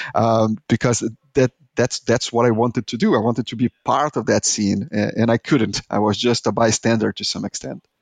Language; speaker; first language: English; non-native, fluent; Portuguese